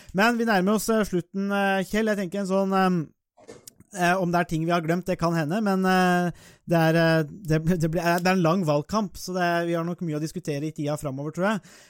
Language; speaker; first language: Norwegian; native; Norwegian